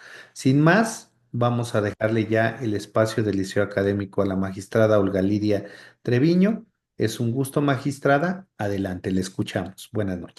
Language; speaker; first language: Spanish; native; Spanish